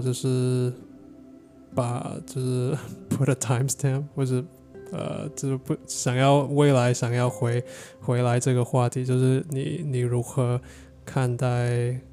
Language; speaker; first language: Chinese; non-native, learner; English